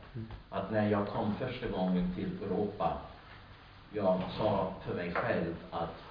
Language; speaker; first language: Swedish; non-native, learner; English